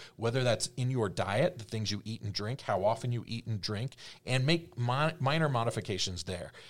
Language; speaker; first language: English; native; English